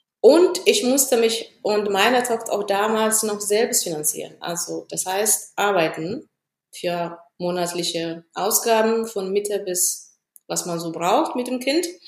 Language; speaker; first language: German; non-native, fluent; Amharic